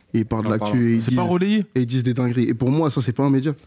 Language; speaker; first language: French; native; French